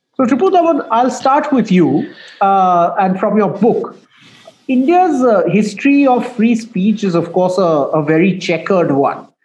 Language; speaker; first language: English; non-native, local second language; Bangla